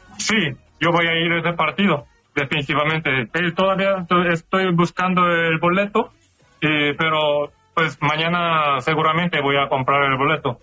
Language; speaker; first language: Spanish; non-native, learner; Korean